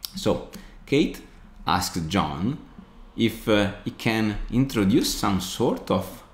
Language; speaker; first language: English; non-native, fluent; Italian